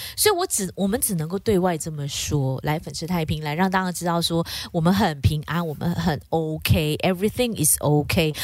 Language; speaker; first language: Chinese; native; Chinese